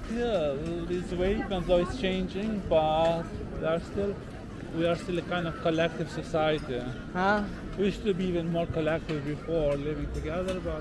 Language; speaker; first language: English; non-native, local second language; Albanian